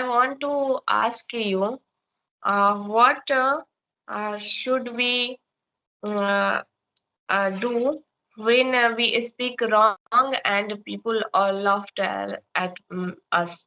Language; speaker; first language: English; non-native, learner; Hindi